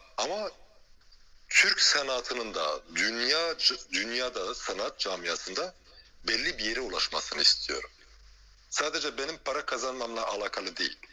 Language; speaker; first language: Turkish; early bilingual, heritage; Turkish